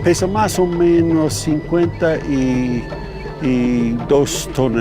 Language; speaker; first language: Spanish; non-native, fluent; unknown